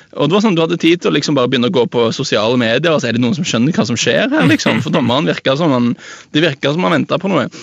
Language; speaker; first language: Norwegian; native; Norwegian